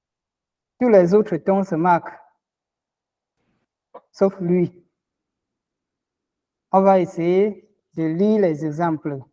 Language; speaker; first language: French; non-native, local second language; Ghomala